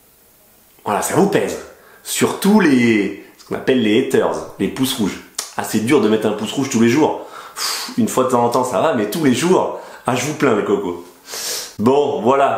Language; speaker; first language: French; native; French